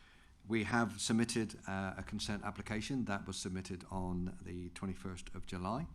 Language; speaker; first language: English; native; English